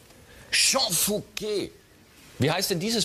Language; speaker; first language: German; native; German